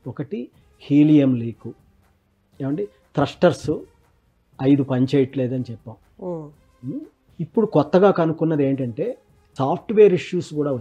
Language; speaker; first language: Telugu; native; Telugu